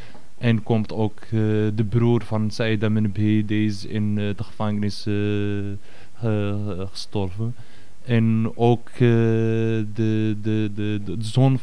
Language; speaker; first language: Dutch; non-native, fluent; Arabic